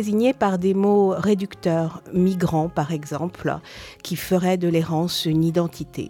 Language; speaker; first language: French; native; French